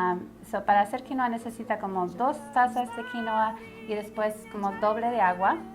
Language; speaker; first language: Spanish; early bilingual, heritage; Spanish